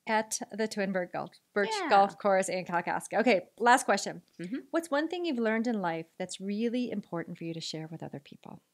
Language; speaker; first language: English; native; English